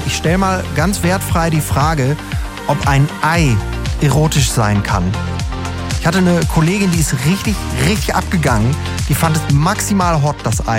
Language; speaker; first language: German; native; German